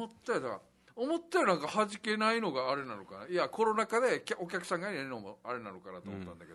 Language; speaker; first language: Japanese; native; Japanese